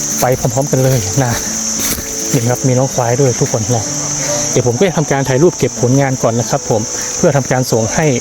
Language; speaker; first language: Thai; native; Thai